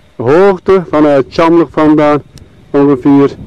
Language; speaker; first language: Dutch; non-native, learner; Turkish